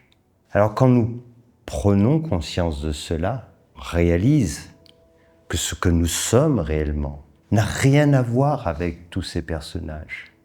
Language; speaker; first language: French; native; French